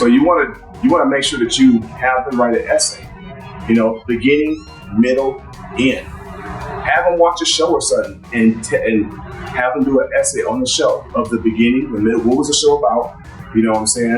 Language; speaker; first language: English; native; English